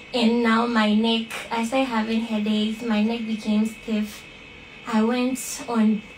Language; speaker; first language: English; non-native, local second language; Akan